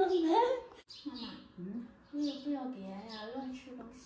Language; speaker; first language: Chinese; non-native, fluent; Lao